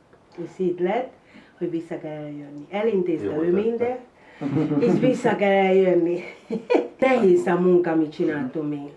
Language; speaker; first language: Hungarian; non-native, learner; Spanish